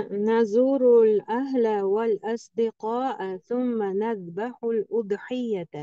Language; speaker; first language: Arabic; non-native, learner; Uzbek